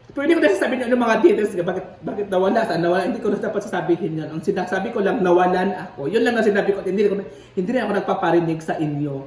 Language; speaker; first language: Filipino; native; Filipino